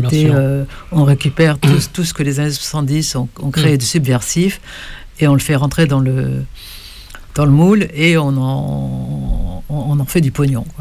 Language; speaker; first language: French; native; French